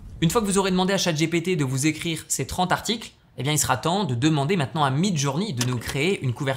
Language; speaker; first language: French; native; French